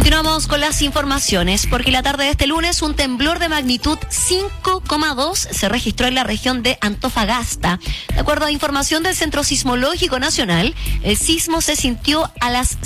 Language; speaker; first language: Spanish; native; Spanish